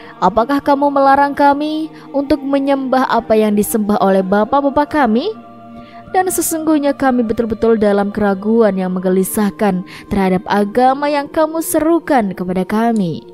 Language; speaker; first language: Indonesian; native; Indonesian